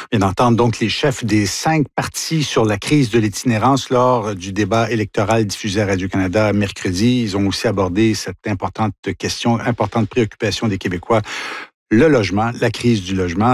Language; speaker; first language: French; native; French